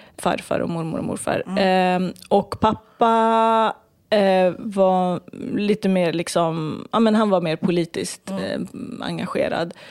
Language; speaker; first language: Swedish; early bilingual, other home language; Kurdish